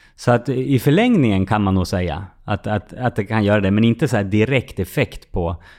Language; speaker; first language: Swedish; native; Swedish